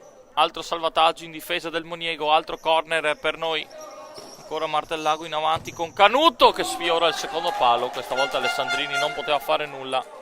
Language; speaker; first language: Italian; native; Italian